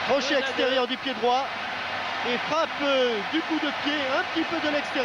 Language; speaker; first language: French; native; French